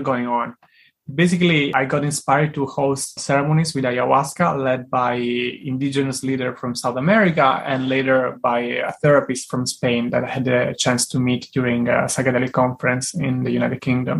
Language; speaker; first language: English; non-native, fluent; Italian